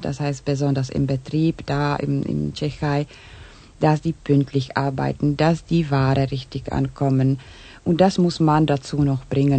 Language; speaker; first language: German; non-native, fluent; Czech